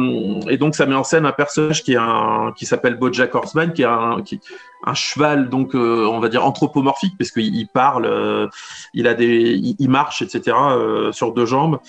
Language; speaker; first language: French; native; French